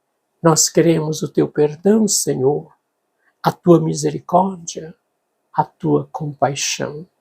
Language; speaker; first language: Portuguese; native; Portuguese